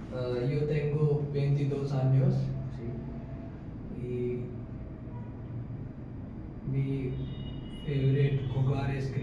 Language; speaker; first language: Spanish; non-native, learner; Hindi